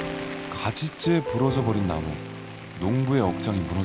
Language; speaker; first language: Korean; native; Korean